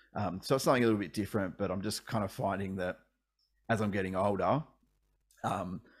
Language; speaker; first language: English; native; English